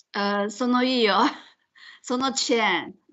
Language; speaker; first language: Italian; non-native, learner; Chinese